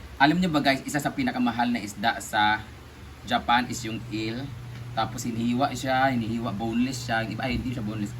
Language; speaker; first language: Filipino; non-native, local second language; Cebuano